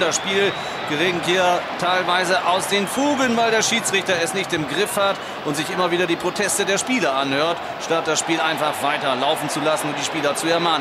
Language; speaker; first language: German; native; German